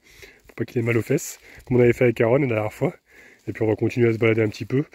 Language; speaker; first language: French; native; French